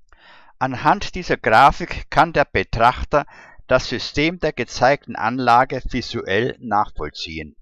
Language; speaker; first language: German; native; German